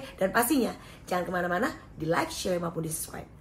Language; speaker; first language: Indonesian; native; Indonesian